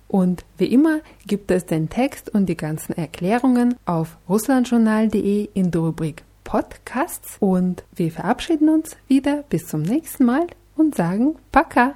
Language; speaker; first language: German; non-native, fluent; Russian